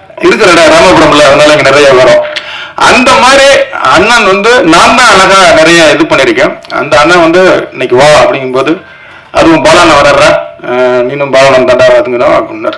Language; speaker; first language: Tamil; native; Tamil